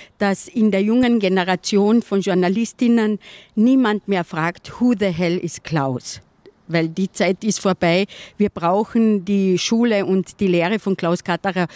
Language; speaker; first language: German; non-native, local second language; Slovenian